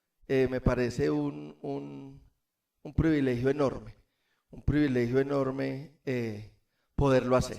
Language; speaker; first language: Spanish; native; Spanish